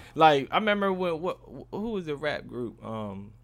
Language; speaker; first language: English; native; English